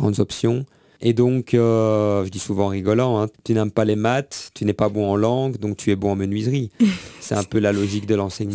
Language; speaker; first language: French; native; French